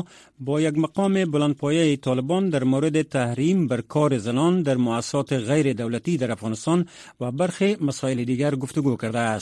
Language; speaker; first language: Persian; native; Persian